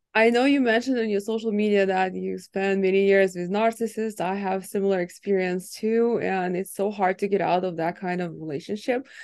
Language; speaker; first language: English; non-native, fluent; Ukrainian